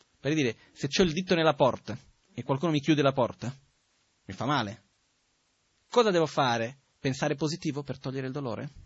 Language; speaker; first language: Italian; non-native, fluent; Portuguese